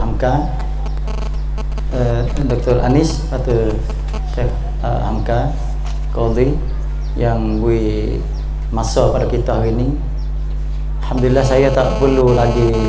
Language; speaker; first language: Malay; native; Malay